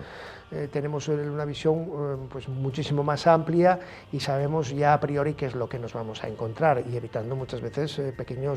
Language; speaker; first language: Spanish; native; Spanish